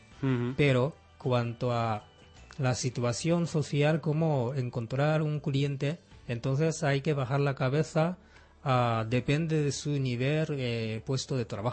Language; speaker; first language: Spanish; non-native, fluent; Japanese